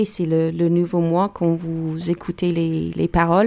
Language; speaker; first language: French; non-native, learner; English